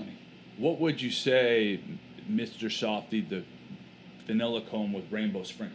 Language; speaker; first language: English; native; English